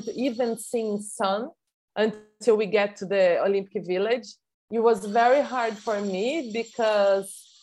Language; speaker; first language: English; non-native, fluent; Portuguese